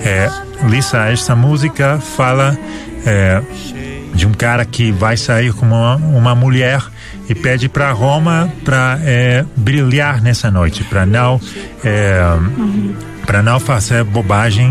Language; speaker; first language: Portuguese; non-native, fluent; Spanish